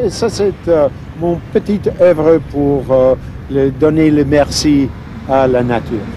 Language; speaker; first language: French; non-native, fluent; English